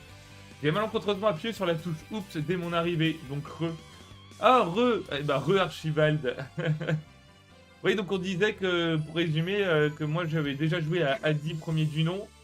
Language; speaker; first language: French; native; French